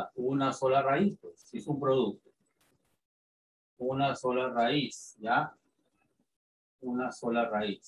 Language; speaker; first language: Spanish; native; Spanish